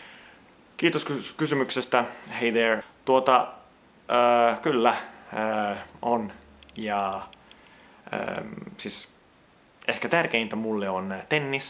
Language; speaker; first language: Finnish; non-native, fluent; Italian